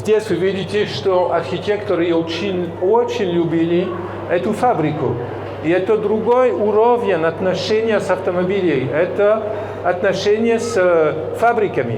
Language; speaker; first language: Russian; non-native, fluent; French